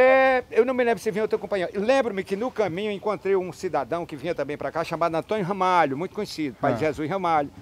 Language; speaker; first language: Portuguese; native; Portuguese